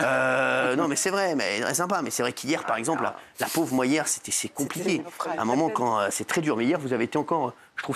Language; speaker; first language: French; native; French